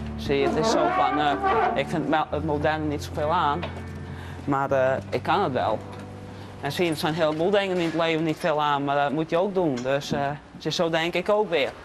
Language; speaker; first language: Dutch; non-native, local second language; Western Frisian